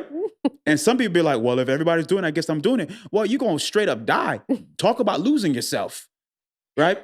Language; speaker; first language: English; native; English